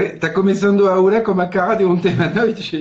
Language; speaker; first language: Portuguese; non-native, fluent; French